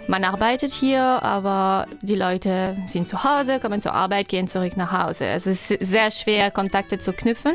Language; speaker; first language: German; non-native, fluent; French